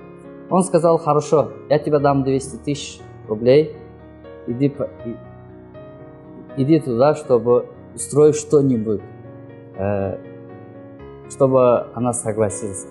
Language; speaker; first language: Russian; non-native, learner; Kyrgyz